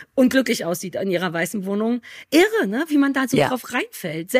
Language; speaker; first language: German; native; German